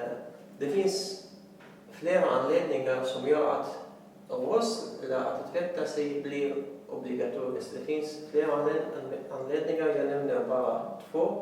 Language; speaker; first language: Swedish; non-native, fluent; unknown